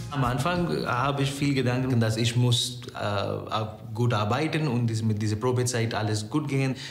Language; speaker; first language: German; non-native, learner; Malayalam